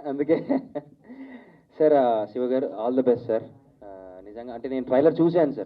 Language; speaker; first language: Telugu; native; Telugu